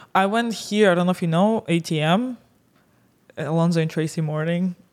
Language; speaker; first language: English; non-native, fluent; Russian